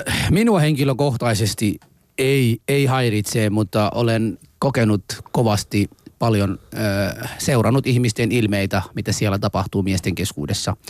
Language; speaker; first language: Finnish; non-native, fluent; Somali